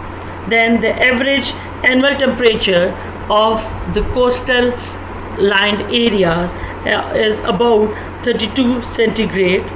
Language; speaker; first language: English; non-native, local second language; Urdu